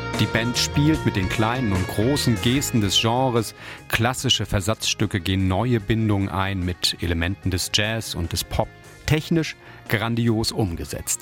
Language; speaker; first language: German; native; German